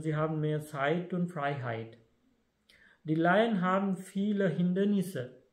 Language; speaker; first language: German; non-native, fluent; Sinhala